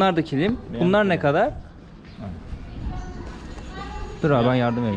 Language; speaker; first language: Turkish; native; Turkish